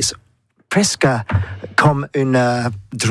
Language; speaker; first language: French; non-native, learner; English